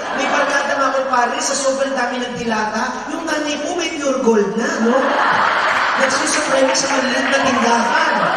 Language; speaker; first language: Filipino; native; Filipino